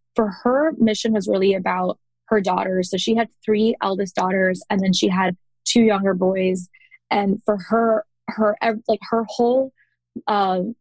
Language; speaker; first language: English; native; English